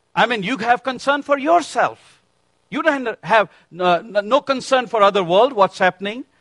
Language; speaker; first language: English; non-native, local second language; Urdu